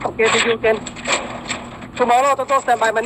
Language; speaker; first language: English; non-native, learner; Thai